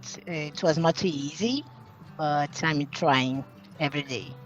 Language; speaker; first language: English; non-native, learner; Portuguese